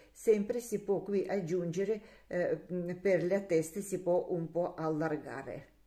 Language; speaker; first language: Italian; non-native, learner; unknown